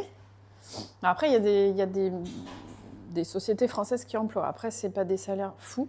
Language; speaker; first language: French; native; French